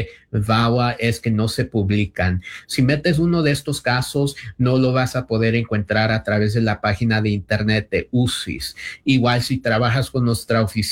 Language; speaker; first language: Spanish; early bilingual, heritage; Spanish